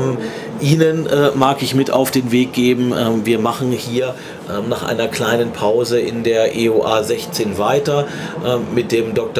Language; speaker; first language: German; native; German